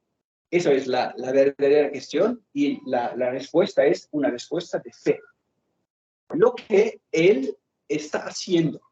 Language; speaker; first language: Spanish; non-native, fluent; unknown